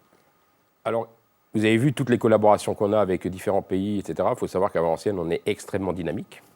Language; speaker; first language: French; native; French